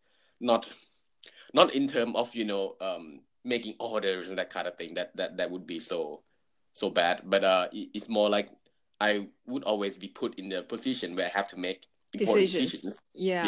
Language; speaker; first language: English; non-native, fluent; Thai